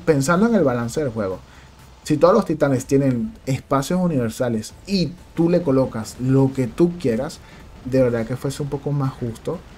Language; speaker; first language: Spanish; native; Spanish